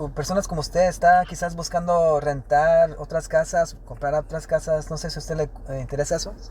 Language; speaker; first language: Spanish; early bilingual, heritage; Spanish